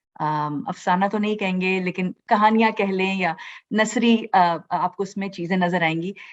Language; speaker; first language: Urdu; native; Urdu